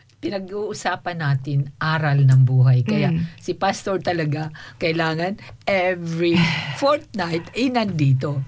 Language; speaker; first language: Filipino; non-native, local second language; Waray